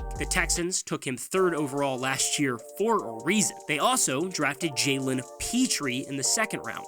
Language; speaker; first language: English; native; English